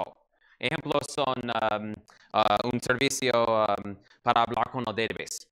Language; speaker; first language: Spanish; non-native, learner; English